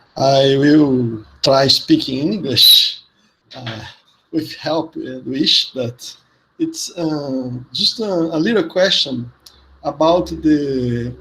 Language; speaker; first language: English; non-native, learner; Portuguese